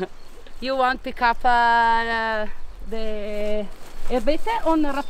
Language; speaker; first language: English; non-native, learner; Italian